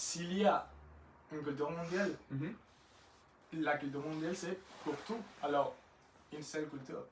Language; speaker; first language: French; non-native, learner; Spanish